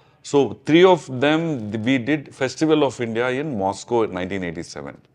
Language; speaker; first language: English; non-native, local second language; Malayalam